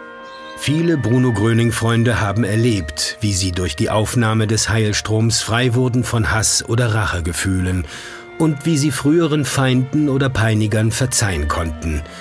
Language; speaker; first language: German; native; German